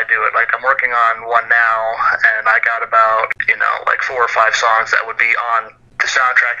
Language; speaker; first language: English; native; English